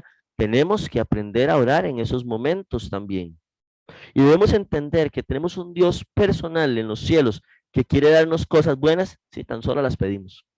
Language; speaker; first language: Spanish; native; Spanish